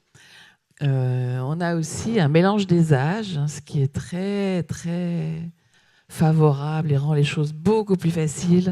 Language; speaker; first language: French; native; French